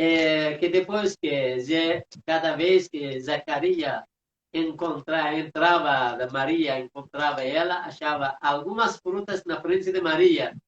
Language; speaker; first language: Portuguese; non-native, fluent; Persian